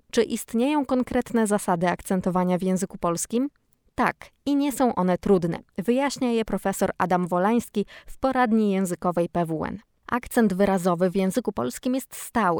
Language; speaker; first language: Polish; native; Polish